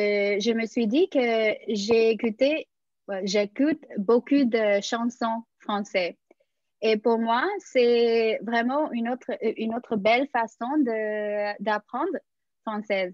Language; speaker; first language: French; non-native, fluent; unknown